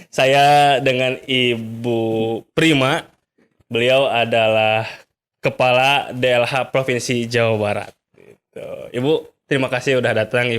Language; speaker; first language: Indonesian; native; Indonesian